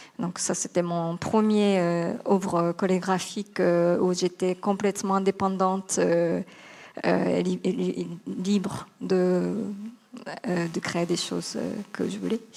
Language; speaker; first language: French; non-native, fluent; Japanese